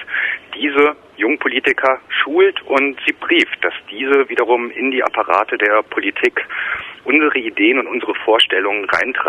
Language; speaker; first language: German; native; German